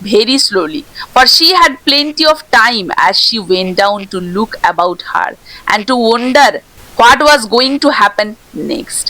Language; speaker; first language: English; non-native, local second language; Bangla